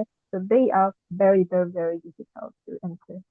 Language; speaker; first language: English; non-native, learner; Japanese